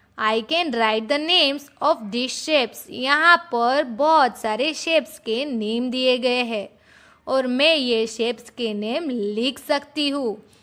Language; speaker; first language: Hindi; non-native, local second language; Gujarati